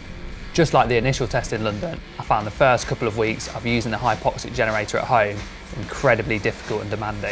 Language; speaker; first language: English; native; English